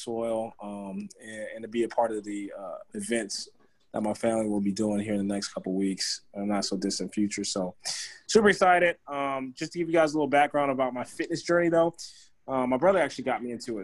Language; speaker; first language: English; native; English